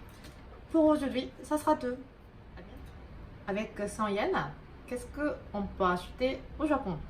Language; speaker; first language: French; non-native, fluent; Japanese